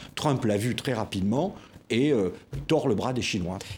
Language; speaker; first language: French; native; French